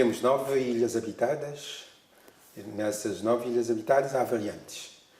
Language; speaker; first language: Portuguese; non-native, local second language; Kabuverdianu